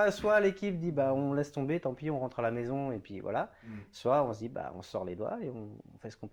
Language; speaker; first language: French; native; French